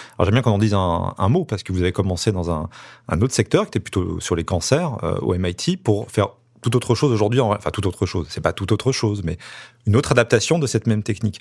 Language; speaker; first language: French; native; French